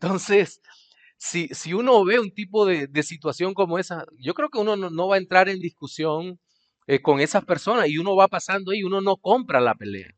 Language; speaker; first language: Spanish; native; Spanish